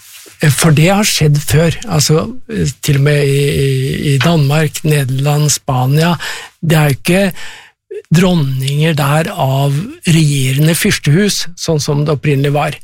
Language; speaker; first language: Norwegian; native; Norwegian